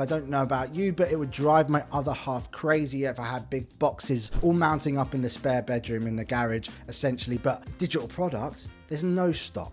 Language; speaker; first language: English; native; English